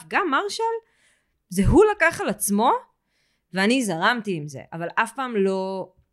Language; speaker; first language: Hebrew; native; Hebrew